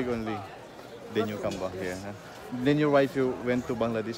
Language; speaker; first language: English; non-native, learner; Filipino